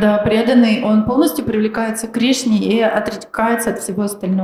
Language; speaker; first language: Russian; native; Russian